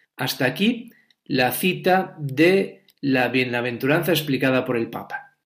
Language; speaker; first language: Spanish; native; Spanish